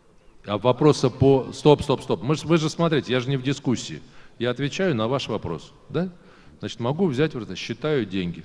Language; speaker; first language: Russian; native; Russian